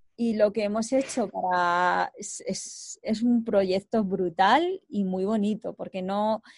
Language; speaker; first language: Spanish; native; Spanish